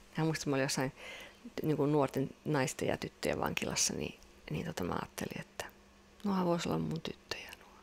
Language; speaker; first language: Finnish; non-native, local second language; Swedish